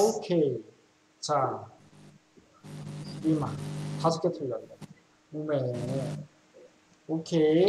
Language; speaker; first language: Korean; native; Korean